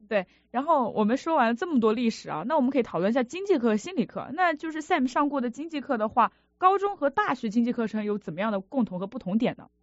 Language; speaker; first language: Chinese; native; Chinese